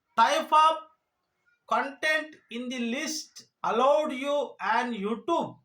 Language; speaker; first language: English; non-native, local second language; Telugu